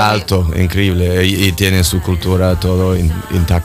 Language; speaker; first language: Spanish; non-native, fluent; English